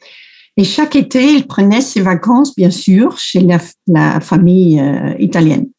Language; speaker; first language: French; non-native, fluent; Dutch